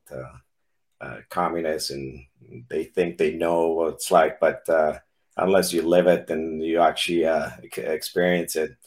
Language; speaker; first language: English; non-native, fluent; Czech